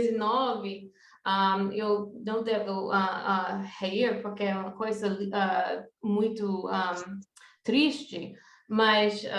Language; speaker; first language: Portuguese; non-native, fluent; English